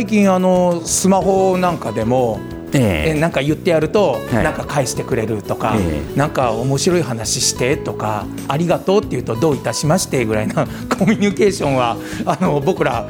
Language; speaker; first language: Japanese; native; Japanese